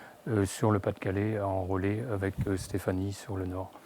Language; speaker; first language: French; native; French